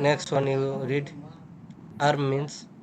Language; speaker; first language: English; non-native, learner; Urdu